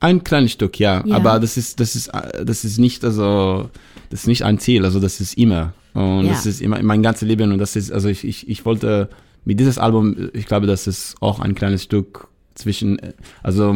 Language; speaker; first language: German; non-native, learner; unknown